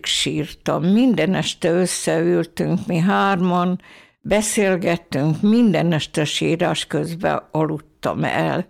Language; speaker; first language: Hungarian; native; Hungarian